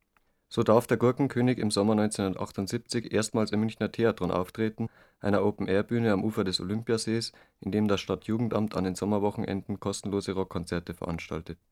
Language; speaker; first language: German; native; German